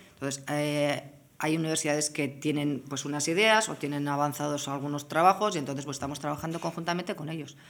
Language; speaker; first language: Spanish; native; Spanish